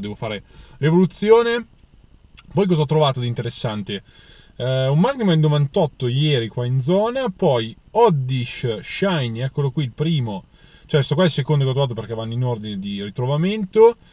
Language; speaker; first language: Italian; native; Italian